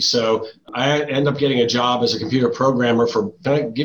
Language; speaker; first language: English; early bilingual, other home language; Dutch